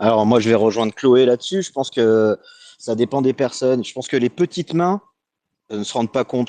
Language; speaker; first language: French; native; French